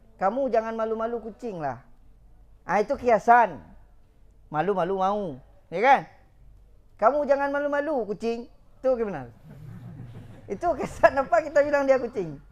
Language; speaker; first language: Malay; non-native, local second language; Achinese